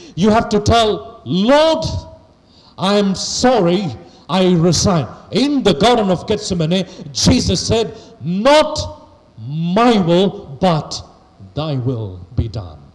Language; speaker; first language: English; non-native, local second language; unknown